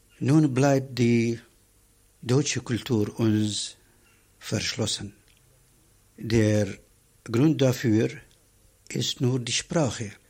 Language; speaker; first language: German; non-native, fluent; Arabic